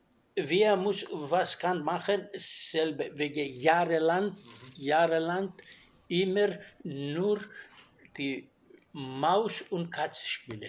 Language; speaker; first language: German; non-native, learner; Greek